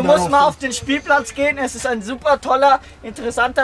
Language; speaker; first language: German; native; German